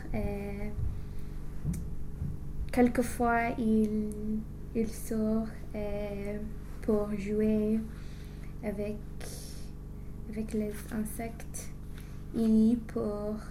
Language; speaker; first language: French; non-native, learner; English